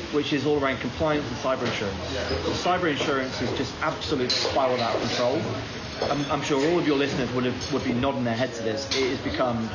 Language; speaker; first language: English; native; English